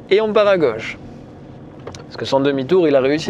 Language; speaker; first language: French; native; French